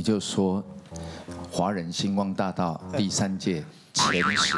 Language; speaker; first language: Chinese; native; Chinese